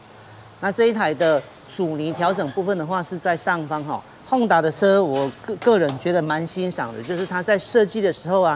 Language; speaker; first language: Chinese; native; Chinese